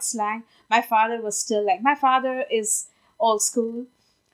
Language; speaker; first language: English; non-native, local second language; Tamil